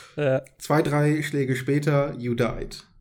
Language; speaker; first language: German; native; German